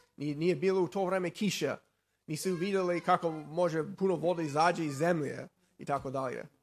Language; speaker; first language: Serbian; non-native, fluent; Slovak